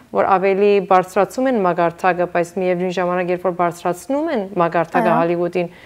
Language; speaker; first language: Armenian; early bilingual, heritage; Armenian